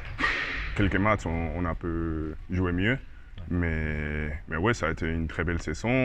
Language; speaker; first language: French; non-native, learner; Spanish